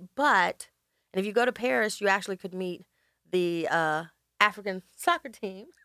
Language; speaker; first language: English; native; English